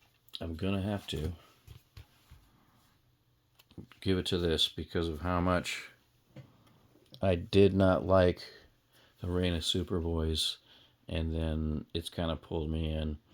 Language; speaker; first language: English; native; English